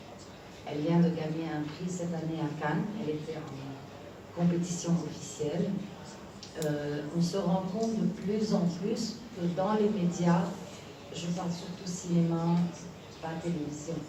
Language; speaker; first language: French; non-native, local second language; Arabic